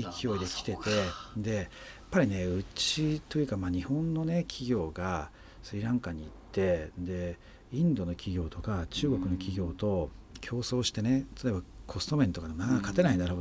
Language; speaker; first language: Japanese; native; Japanese